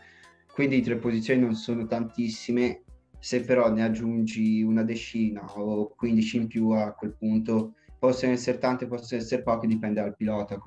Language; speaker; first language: Italian; native; Italian